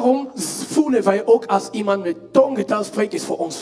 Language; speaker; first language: Dutch; non-native, fluent; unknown